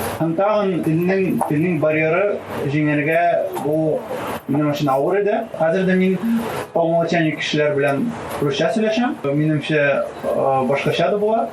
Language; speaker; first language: Tatar; non-native, local second language; Russian